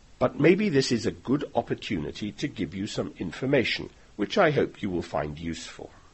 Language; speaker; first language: English; native; English